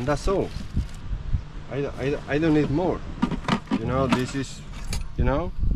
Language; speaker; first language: English; non-native, learner; Spanish